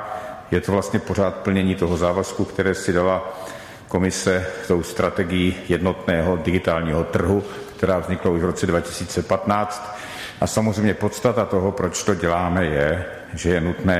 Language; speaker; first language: Czech; native; Czech